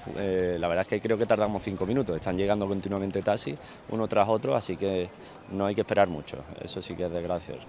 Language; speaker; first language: Spanish; non-native, fluent; English